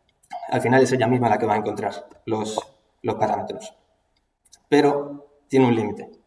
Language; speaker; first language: Spanish; native; Spanish